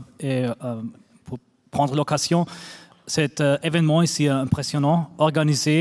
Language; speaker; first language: French; non-native, fluent; German